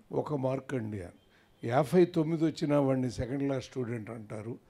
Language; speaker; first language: Telugu; native; Telugu